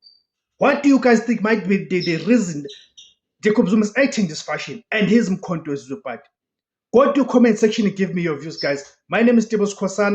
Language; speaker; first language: English; non-native, local second language; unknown